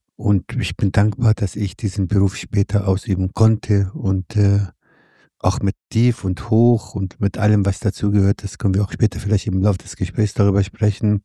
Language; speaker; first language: German; non-native, fluent; Arabic